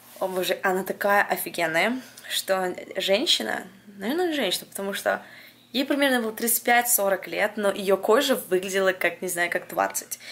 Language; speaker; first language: Russian; early bilingual, heritage; Russian